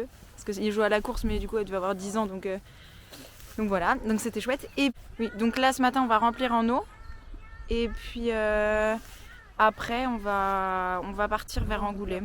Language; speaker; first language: French; native; French